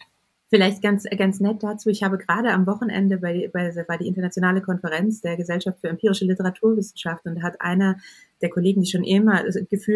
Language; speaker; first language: German; native; German